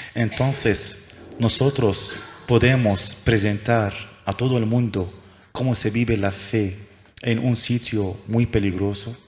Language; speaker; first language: Spanish; non-native, fluent; Arabic